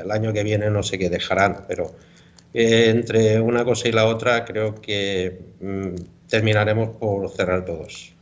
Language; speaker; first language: Spanish; native; Spanish